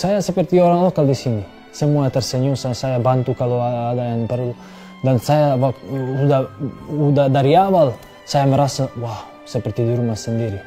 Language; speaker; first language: Indonesian; non-native, fluent; Serbian